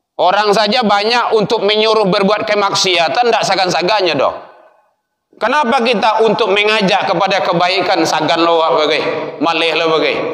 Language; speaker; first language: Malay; non-native, local second language; Minangkabau